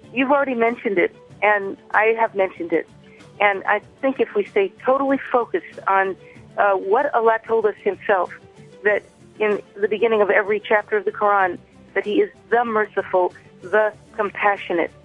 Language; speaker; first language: English; native; English